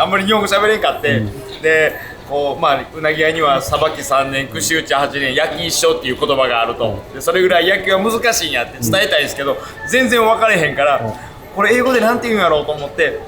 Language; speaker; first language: Japanese; native; Japanese